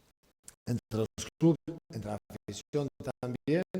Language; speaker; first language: Spanish; non-native, fluent; Serbian